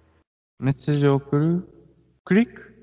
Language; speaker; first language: Japanese; native; Japanese